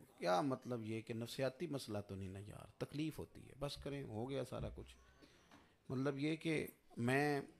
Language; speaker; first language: Urdu; non-native, local second language; Punjabi